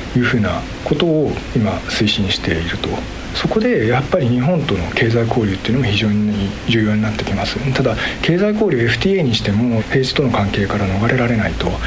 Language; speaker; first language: Japanese; native; Japanese